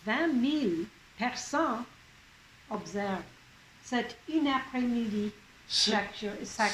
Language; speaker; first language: French; non-native, local second language; English